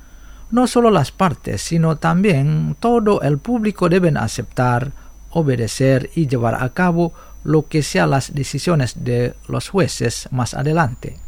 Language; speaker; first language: Spanish; non-native, fluent; Indonesian